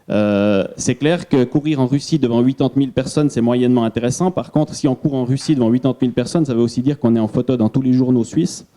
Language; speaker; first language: French; native; French